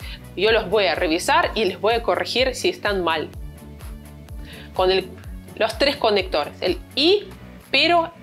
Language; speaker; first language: Spanish; non-native, fluent; Russian